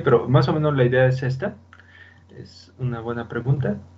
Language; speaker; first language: Spanish; native; Spanish